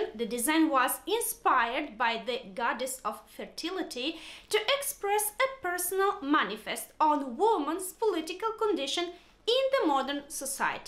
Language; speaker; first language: English; non-native, fluent; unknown